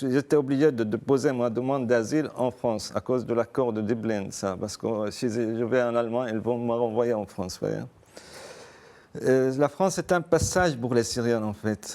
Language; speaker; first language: French; non-native, fluent; Arabic